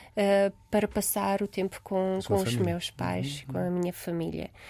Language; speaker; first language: Portuguese; non-native, fluent; Romanian